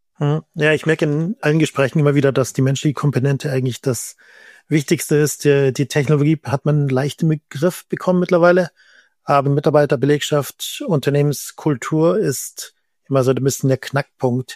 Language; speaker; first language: German; native; German